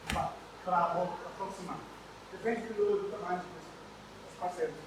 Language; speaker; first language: Portuguese; non-native, learner; English